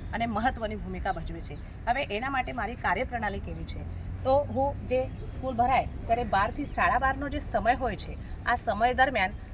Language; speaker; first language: Gujarati; non-native, local second language; Marathi